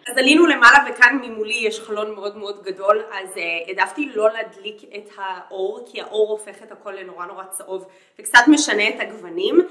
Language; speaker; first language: Hebrew; early bilingual, other home language; English